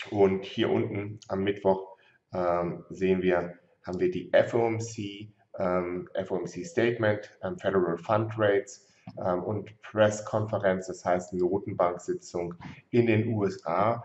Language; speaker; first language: German; native; German